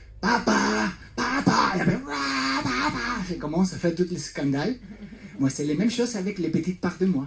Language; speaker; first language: French; non-native, fluent; Spanish